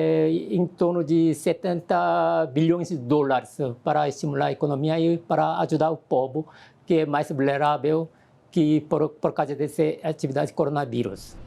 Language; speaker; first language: Portuguese; non-native, learner; Korean